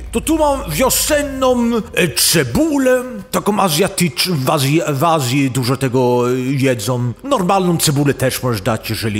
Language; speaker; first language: Polish; early bilingual, heritage; Polish